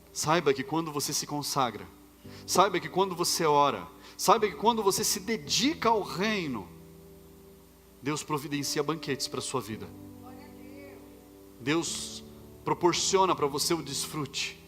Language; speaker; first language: Portuguese; native; Portuguese